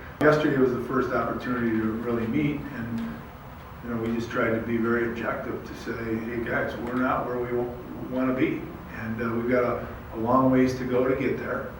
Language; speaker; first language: English; native; English